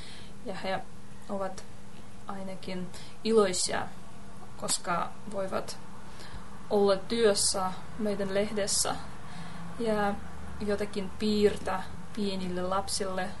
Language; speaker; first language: Finnish; non-native, learner; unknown